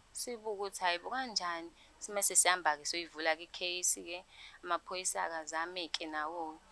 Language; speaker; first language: Zulu; native; Zulu